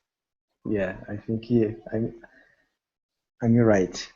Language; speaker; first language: English; non-native, learner; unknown